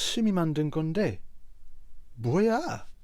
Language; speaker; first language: Korean; non-native, fluent; English